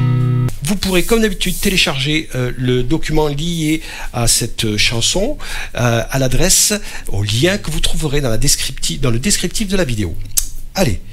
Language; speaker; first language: French; native; French